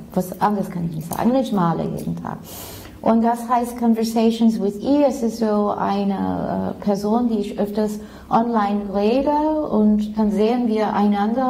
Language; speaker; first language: German; non-native, fluent; English